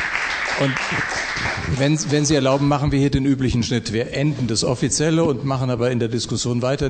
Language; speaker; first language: German; native; German